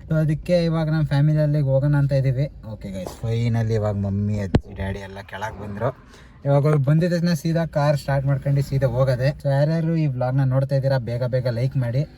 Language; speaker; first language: Kannada; native; Kannada